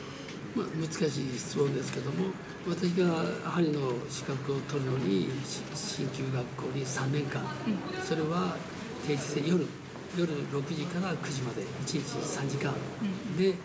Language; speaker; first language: Japanese; early bilingual, other home language; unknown